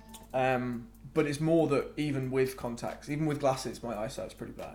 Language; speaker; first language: English; native; English